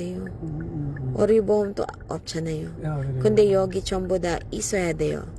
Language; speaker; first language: Korean; non-native, learner; Filipino